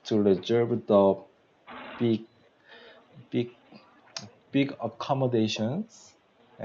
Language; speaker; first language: English; non-native, learner; Korean